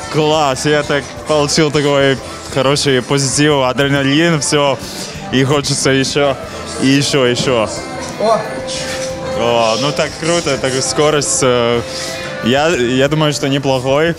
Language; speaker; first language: Russian; non-native, fluent; Latvian